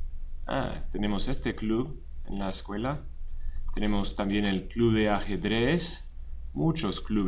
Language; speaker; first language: Spanish; non-native, fluent; English